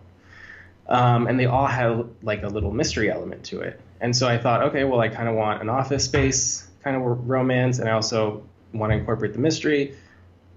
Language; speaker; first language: English; native; English